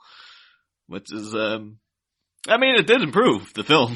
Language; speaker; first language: English; native; English